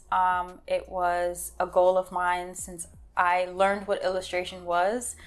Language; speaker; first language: English; native; English